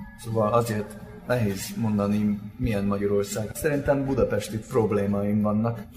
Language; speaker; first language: Hungarian; non-native, fluent; English